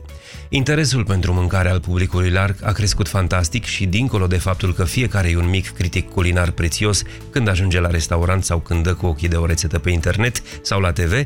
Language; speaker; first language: Romanian; native; Romanian